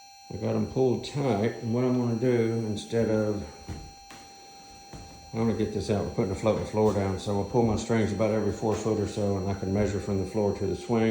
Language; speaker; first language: English; native; English